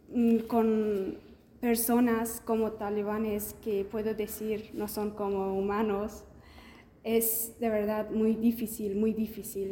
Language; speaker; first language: Spanish; non-native, learner; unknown